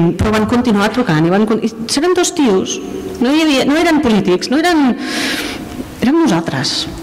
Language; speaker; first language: Catalan; non-native, fluent; English